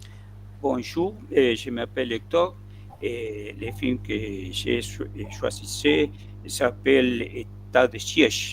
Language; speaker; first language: French; non-native, fluent; Spanish